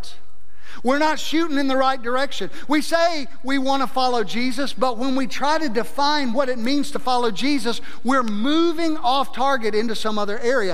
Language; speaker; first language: English; native; English